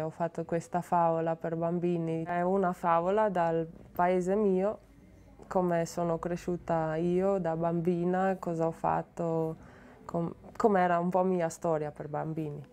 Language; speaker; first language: Italian; non-native, learner; Slovenian